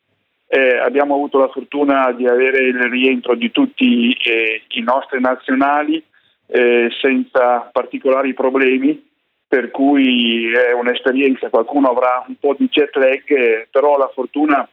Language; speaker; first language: Italian; native; Italian